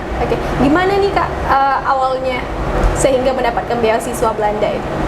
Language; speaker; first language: Indonesian; native; Indonesian